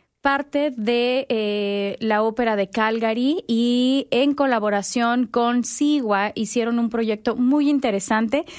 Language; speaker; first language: Spanish; native; Spanish